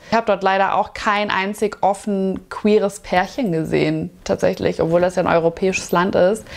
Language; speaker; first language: German; native; German